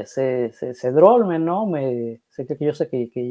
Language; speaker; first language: French; non-native, fluent; Spanish